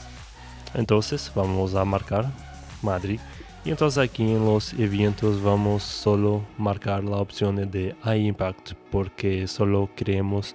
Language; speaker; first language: Spanish; non-native, learner; Portuguese